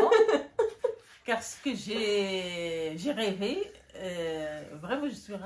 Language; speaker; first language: French; non-native, local second language; Arabic